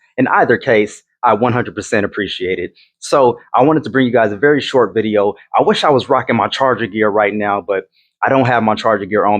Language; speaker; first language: English; native; English